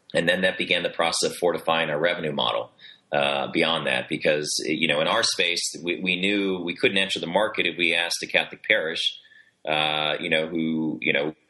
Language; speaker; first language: English; native; English